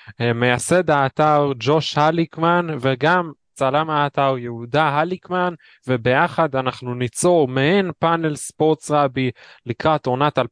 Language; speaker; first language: Hebrew; native; Hebrew